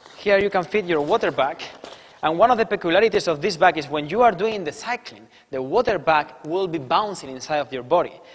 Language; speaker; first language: English; non-native, fluent; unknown